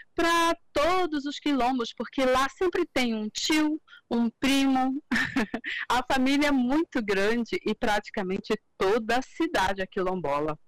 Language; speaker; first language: Portuguese; native; Portuguese